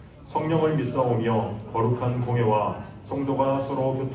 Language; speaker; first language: Korean; native; Korean